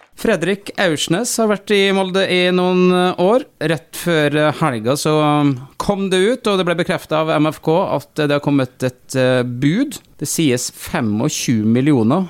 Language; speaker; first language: Norwegian; native; Norwegian